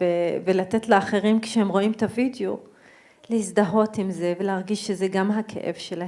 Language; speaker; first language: Hebrew; non-native, local second language; Arabic